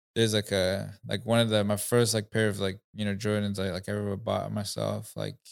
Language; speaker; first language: English; non-native, local second language; Kinyarwanda